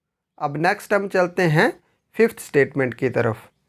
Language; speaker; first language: Hindi; native; Hindi